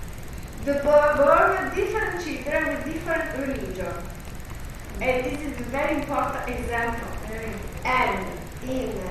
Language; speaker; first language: English; non-native, learner; Italian